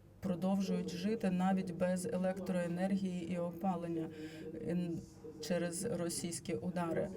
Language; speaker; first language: Ukrainian; non-native, fluent; Latvian